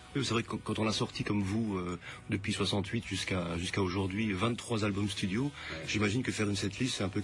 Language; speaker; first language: French; native; French